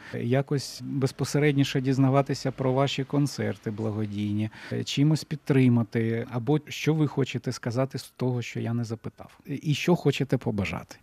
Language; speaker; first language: Ukrainian; native; Ukrainian